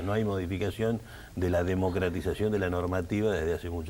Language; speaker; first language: Spanish; native; Spanish